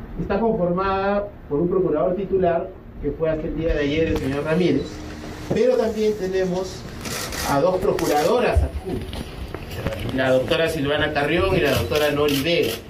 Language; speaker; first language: Spanish; native; Spanish